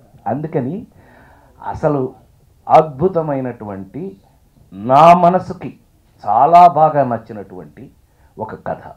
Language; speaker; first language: Telugu; native; Telugu